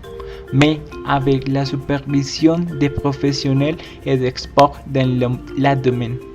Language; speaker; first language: French; non-native, learner; Spanish